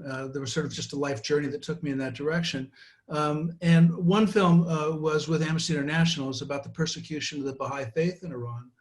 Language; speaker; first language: English; native; English